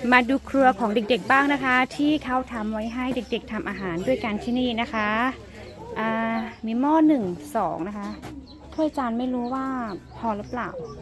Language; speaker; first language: Thai; non-native, local second language; Karen languages